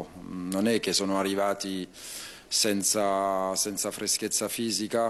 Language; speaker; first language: Italian; non-native, fluent; French